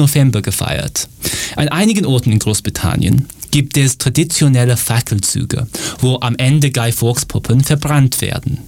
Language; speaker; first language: German; non-native, fluent; English